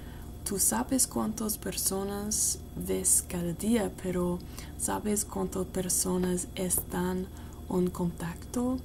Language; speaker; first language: Spanish; non-native, learner; English